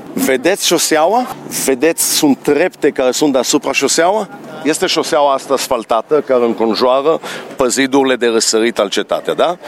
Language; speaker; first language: Romanian; early bilingual, heritage; Romanian